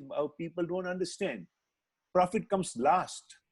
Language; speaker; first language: English; non-native, local second language; Hindi